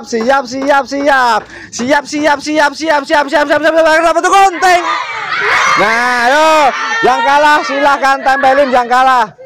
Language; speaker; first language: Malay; non-native, local second language; Javanese